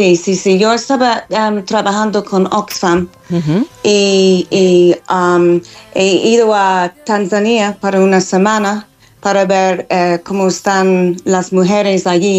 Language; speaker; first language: Spanish; non-native, learner; English